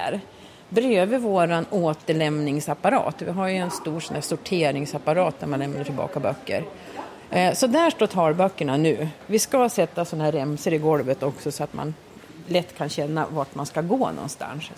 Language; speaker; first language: Swedish; native; Swedish